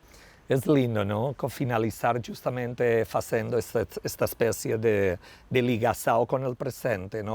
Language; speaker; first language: Portuguese; non-native, learner; Spanish